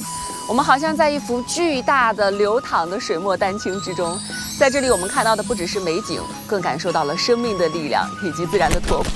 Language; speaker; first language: Chinese; native; Chinese